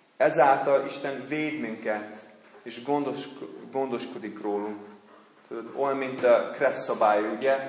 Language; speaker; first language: Hungarian; non-native, fluent; English